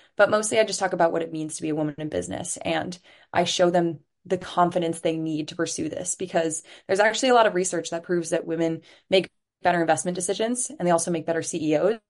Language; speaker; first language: English; native; English